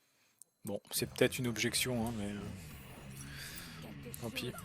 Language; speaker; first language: French; native; French